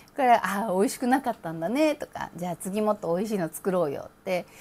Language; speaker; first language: Japanese; native; Japanese